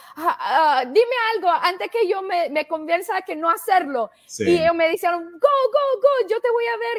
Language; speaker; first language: Spanish; early bilingual, heritage; Spanish